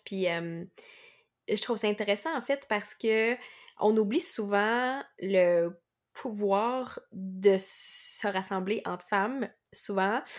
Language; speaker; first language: French; native; French